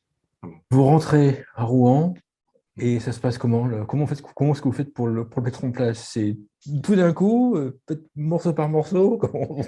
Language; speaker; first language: French; native; French